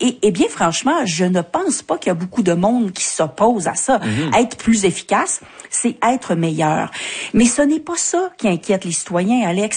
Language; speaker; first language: French; native; French